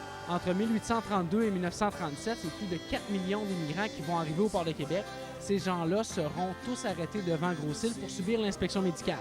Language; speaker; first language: French; native; French